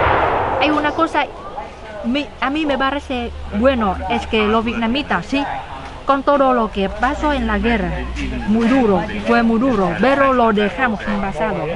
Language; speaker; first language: Spanish; non-native, fluent; Vietnamese